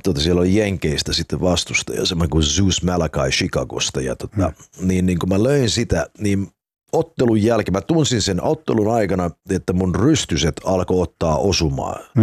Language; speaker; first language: Finnish; early bilingual, heritage; Finnish